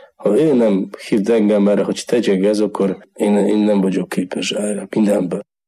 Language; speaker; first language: Hungarian; non-native, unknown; Polish